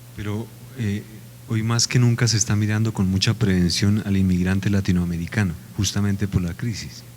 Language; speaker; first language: Spanish; native; Spanish